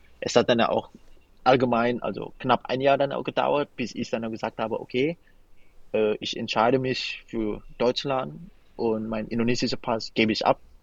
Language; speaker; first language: German; non-native, fluent; Indonesian